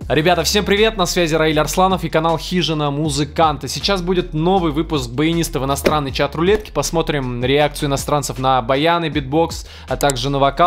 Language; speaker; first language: Russian; native; Russian